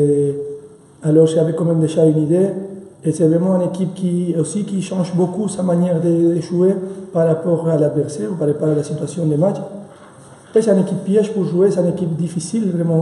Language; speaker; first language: French; non-native, fluent; Spanish